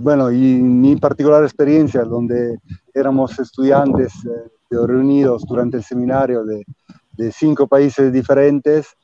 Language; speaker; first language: Spanish; non-native, fluent; Italian